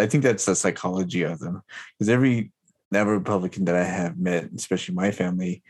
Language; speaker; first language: English; native; English